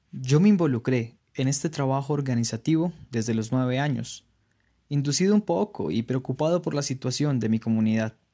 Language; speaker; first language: Spanish; native; Spanish